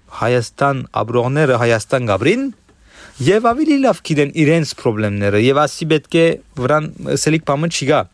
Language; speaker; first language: Armenian; early bilingual, heritage; Armenian